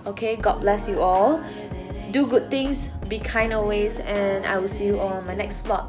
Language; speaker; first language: English; non-native, local second language; Chinese